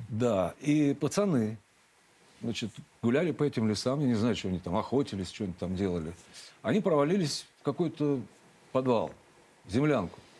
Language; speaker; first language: Russian; native; Russian